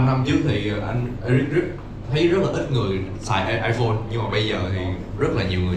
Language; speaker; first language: Vietnamese; native; Vietnamese